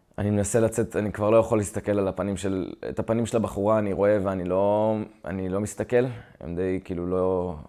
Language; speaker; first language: Hebrew; native; Hebrew